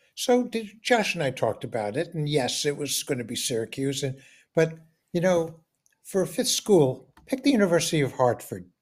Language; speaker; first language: English; native; English